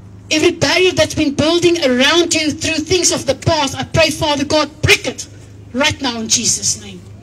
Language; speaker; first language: English; non-native, local second language; Afrikaans